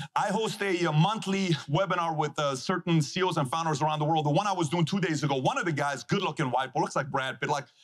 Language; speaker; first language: English; non-native, fluent; Persian